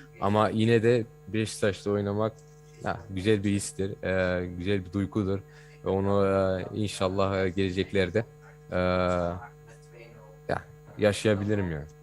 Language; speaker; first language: Turkish; early bilingual, heritage; Turkish